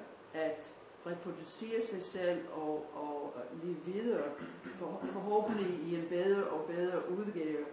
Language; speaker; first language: Danish; non-native, fluent; English